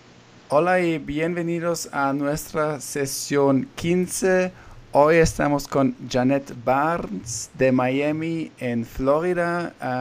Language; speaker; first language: Spanish; non-native, fluent; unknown